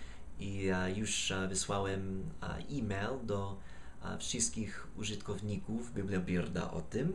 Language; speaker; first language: Polish; non-native, fluent; English